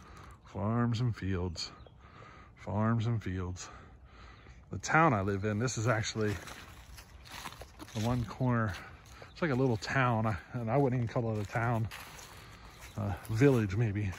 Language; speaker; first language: English; native; English